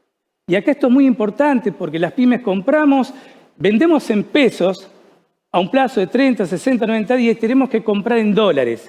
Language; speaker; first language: Spanish; native; Spanish